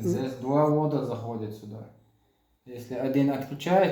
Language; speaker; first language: Russian; native; Russian